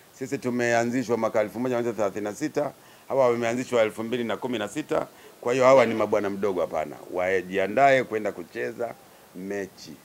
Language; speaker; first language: Swahili; native; Swahili